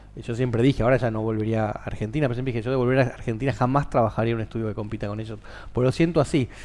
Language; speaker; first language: Spanish; native; Spanish